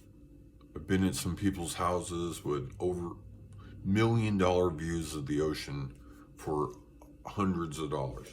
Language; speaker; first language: English; native; English